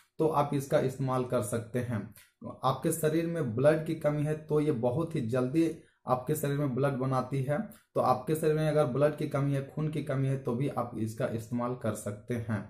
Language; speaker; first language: Hindi; native; Hindi